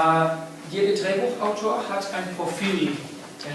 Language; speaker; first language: German; non-native, fluent; Spanish